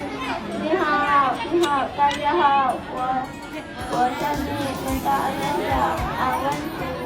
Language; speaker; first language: Chinese; non-native, learner; Indonesian